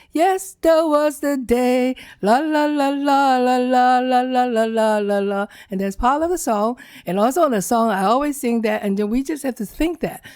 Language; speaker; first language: English; non-native, learner; Chinese